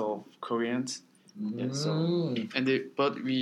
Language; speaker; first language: English; non-native, learner; Korean